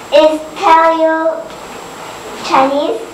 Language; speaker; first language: English; non-native, learner; Chinese